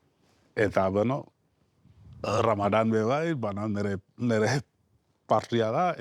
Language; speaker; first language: Basque; non-native, learner; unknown